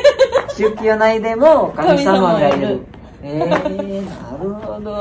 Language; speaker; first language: Japanese; non-native, learner; Indonesian